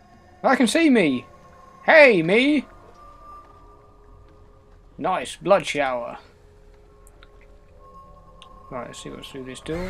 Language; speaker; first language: English; native; English